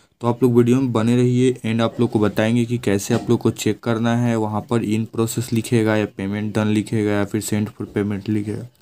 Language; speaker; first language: Hindi; native; Hindi